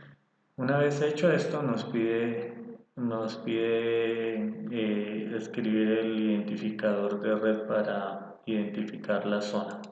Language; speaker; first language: Spanish; native; Spanish